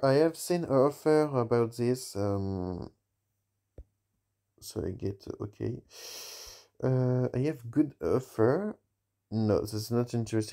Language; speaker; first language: English; non-native, learner; French